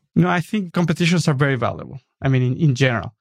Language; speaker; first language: English; non-native, fluent; Spanish